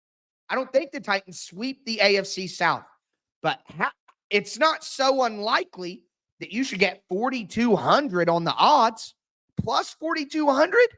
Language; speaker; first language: English; native; English